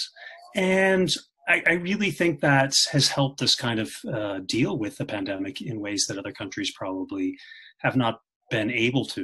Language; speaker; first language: English; native; English